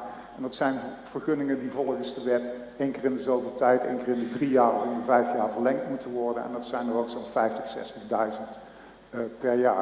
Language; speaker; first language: Dutch; native; Dutch